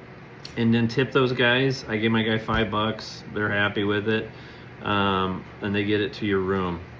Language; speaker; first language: English; native; English